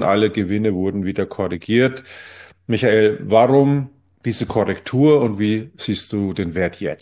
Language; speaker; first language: German; native; German